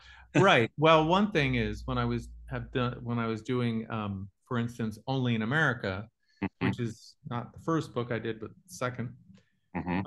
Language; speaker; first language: English; native; English